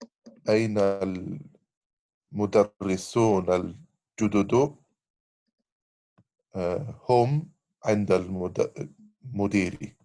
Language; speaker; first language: Arabic; non-native, learner; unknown